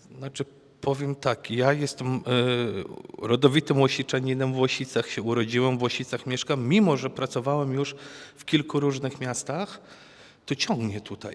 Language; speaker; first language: Polish; native; Polish